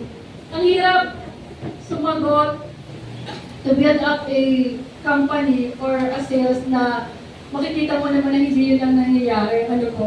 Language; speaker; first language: Filipino; native; Filipino